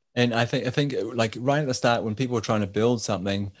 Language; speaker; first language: English; native; English